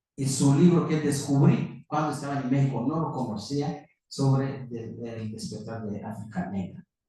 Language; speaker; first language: Spanish; non-native, fluent; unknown